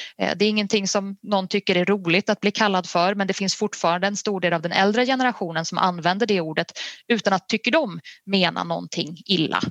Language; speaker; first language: Swedish; native; Swedish